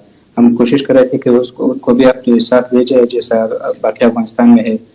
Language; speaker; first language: Urdu; non-native, fluent; Pashto